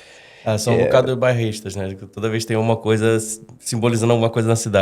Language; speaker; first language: Portuguese; native; Portuguese